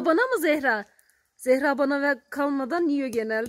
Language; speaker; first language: Turkish; native; Turkish